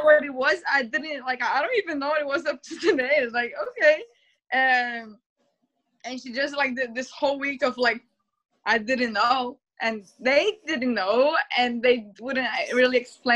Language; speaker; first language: English; non-native, fluent; Portuguese